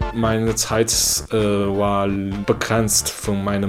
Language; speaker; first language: German; non-native, learner; Chinese